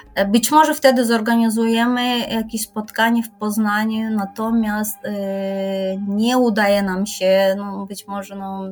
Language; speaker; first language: Polish; non-native, fluent; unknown